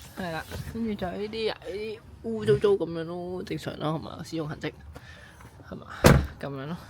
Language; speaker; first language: Cantonese; native; Cantonese